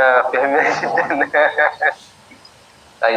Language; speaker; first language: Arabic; non-native, fluent; Indonesian